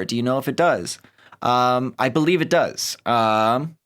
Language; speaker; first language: English; native; English